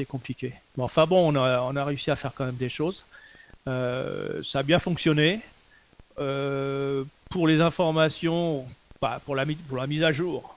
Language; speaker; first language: French; native; French